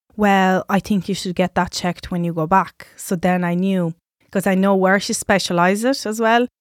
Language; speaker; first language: English; non-native, fluent; Italian